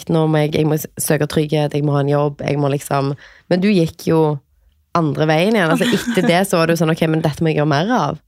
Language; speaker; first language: Norwegian; native; Norwegian